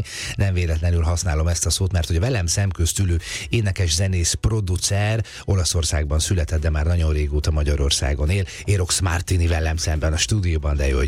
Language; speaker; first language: Hungarian; native; Hungarian